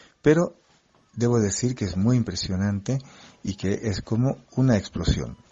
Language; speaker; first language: Spanish; non-native, fluent; French